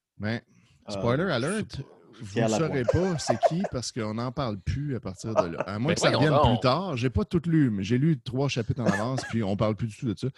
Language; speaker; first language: French; native; French